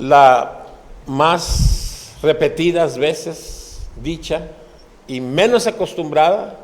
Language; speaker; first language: Spanish; native; Spanish